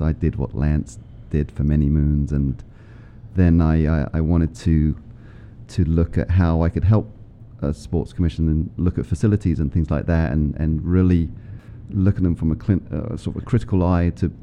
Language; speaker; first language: English; native; English